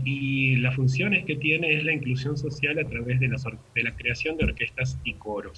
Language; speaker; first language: Spanish; native; Spanish